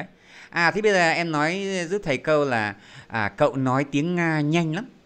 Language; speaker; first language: Vietnamese; native; Vietnamese